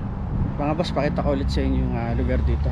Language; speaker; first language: Filipino; native; Filipino